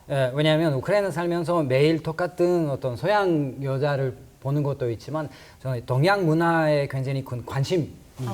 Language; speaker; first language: Korean; non-native, fluent; Russian